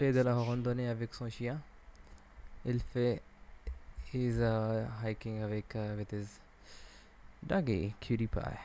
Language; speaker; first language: French; non-native, learner; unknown